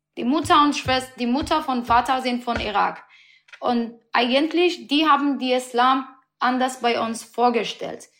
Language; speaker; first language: German; non-native, learner; Persian